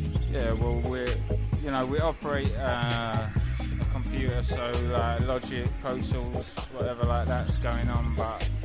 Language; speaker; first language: English; native; English